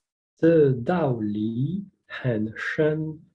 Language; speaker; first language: Chinese; non-native, learner; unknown